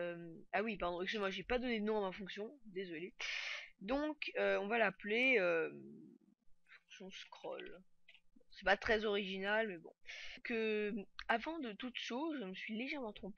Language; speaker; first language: French; native; French